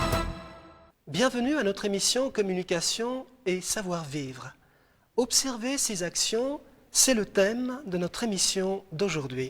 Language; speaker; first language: French; non-native, local second language; Arabic